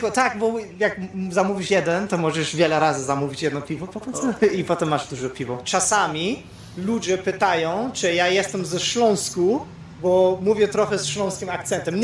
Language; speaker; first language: Polish; non-native, fluent; German